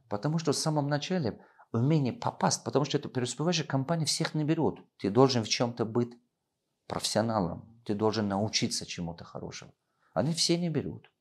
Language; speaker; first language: Russian; non-native, local second language; Tajik